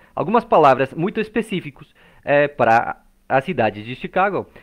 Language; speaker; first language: Portuguese; non-native, fluent; English